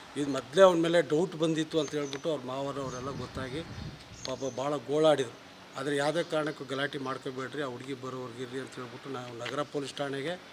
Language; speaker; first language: Kannada; non-native, local second language; Lambadi